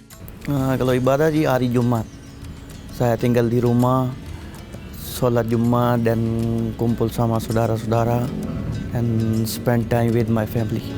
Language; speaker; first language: Indonesian; non-native, learner; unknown